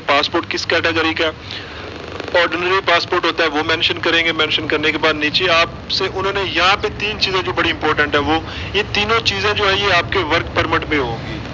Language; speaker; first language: Urdu; non-native, local second language; Punjabi